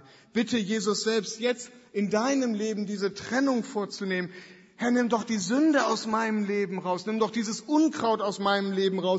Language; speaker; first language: German; native; German